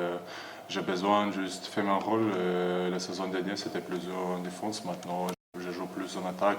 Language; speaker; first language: French; non-native, learner; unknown